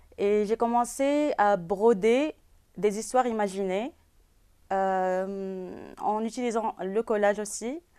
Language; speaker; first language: French; non-native, local second language; Arabic